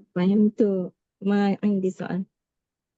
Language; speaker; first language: Arabic; non-native, learner; Malay